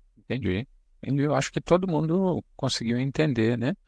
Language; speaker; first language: Portuguese; native; Portuguese